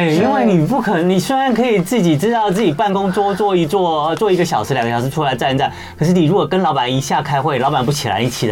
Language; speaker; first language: Chinese; native; Chinese